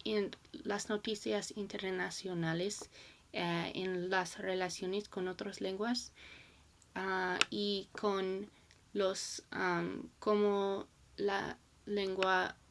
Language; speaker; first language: Spanish; non-native, learner; English